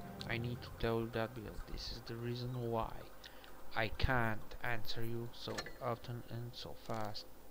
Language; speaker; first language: English; non-native, learner; Bulgarian